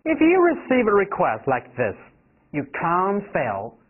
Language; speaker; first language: English; non-native, fluent; Chinese